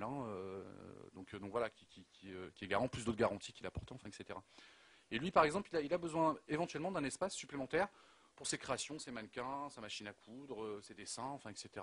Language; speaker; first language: French; native; French